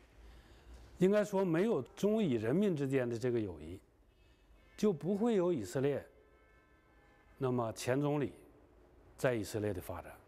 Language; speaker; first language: Chinese; native; Chinese